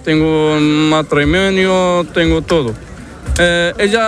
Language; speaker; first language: Spanish; non-native, learner; Arabic